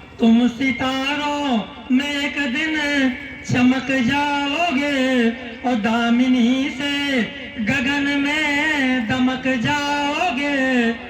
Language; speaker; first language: Hindi; native; Hindi